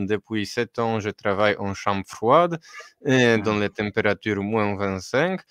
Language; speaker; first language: French; non-native, fluent; Polish